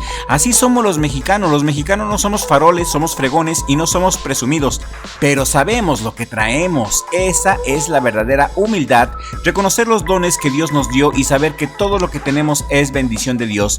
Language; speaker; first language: Spanish; native; Spanish